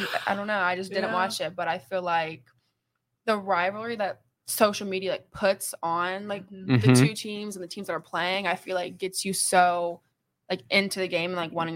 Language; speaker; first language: English; native; English